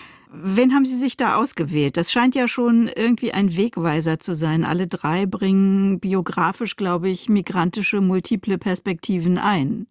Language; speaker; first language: German; native; German